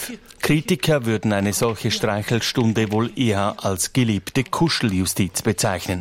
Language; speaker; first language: German; native; German